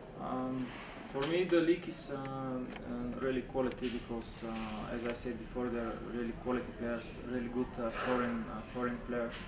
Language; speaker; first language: English; non-native, fluent; Bulgarian